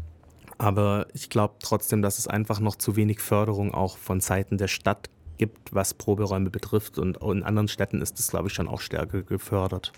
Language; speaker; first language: German; native; German